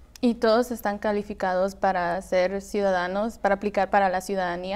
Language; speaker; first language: Spanish; early bilingual, heritage; Spanish